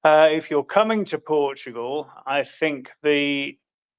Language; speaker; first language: English; native; English